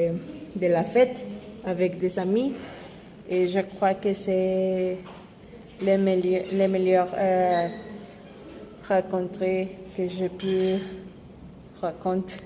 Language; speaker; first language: French; non-native, learner; Spanish